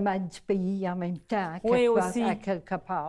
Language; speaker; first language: French; native; French